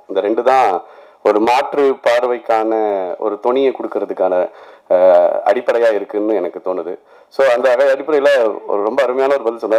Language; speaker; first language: Tamil; native; Tamil